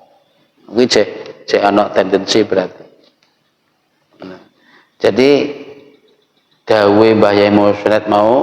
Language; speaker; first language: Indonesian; non-native, local second language; Javanese